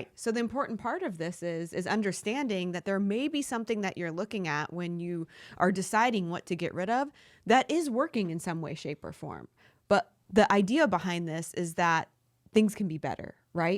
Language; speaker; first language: English; native; English